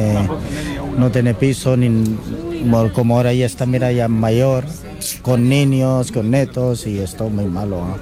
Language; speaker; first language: Spanish; non-native, learner; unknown